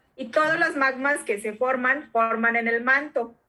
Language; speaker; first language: Spanish; non-native, fluent; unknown